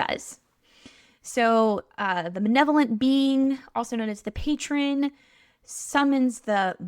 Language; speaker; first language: English; native; English